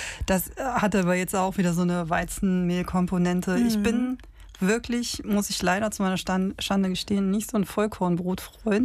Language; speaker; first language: German; native; German